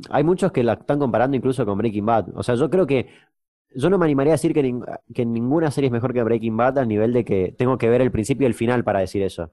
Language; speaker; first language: Spanish; native; Spanish